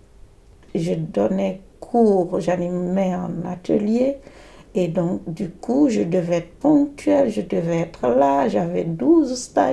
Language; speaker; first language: French; native; French